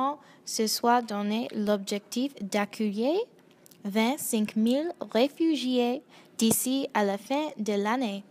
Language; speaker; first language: French; non-native, learner; English